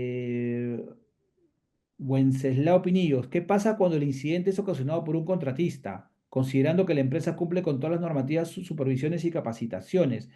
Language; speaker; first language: Spanish; native; Spanish